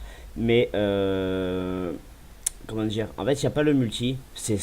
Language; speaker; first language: French; native; French